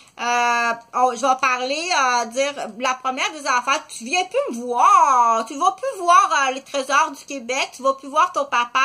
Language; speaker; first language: French; native; French